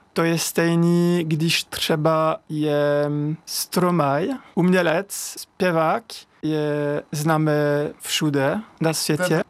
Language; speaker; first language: Czech; non-native, fluent; French